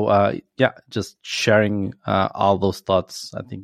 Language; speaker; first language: English; non-native, fluent; Portuguese